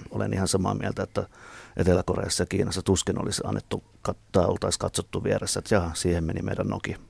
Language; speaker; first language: Finnish; native; Finnish